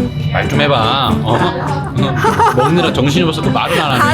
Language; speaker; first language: Korean; native; Korean